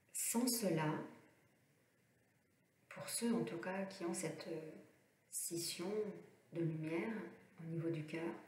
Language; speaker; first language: French; native; French